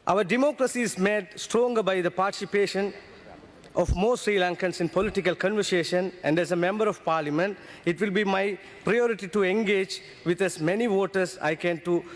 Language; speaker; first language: English; non-native, local second language; Tamil